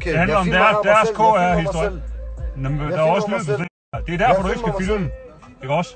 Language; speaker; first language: Danish; native; Danish